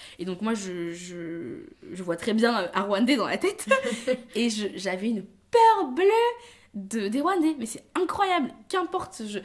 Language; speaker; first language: French; early bilingual, other home language; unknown